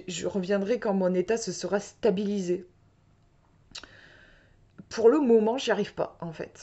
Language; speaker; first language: French; native; French